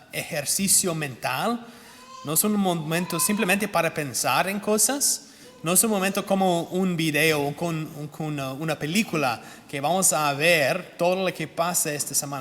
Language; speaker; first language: Spanish; non-native, fluent; English